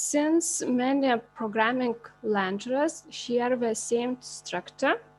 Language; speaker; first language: English; non-native, learner; Lithuanian